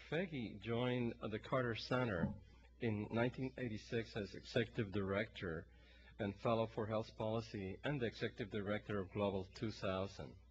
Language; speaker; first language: English; non-native, local second language; Spanish